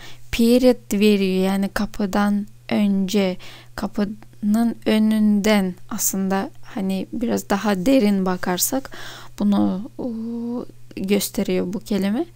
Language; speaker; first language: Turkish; non-native, fluent; Russian